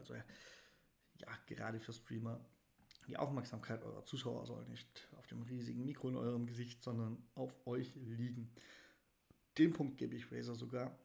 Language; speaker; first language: German; native; German